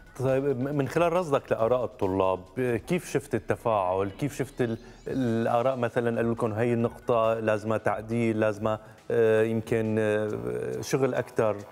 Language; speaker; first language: Arabic; native; Arabic